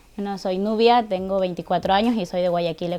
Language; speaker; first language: Spanish; native; Spanish